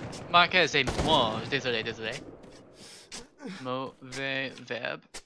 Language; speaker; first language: French; non-native, learner; English